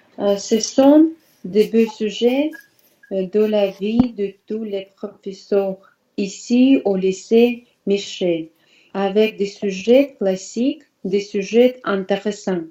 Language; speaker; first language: French; non-native, learner; Russian